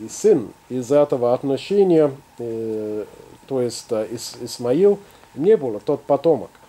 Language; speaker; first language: Russian; non-native, fluent; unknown